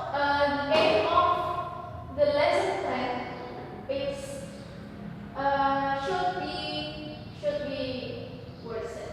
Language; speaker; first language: English; non-native, learner; Indonesian